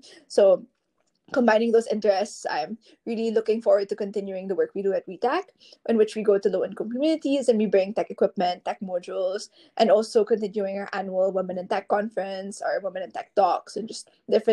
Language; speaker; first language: English; non-native, local second language; Filipino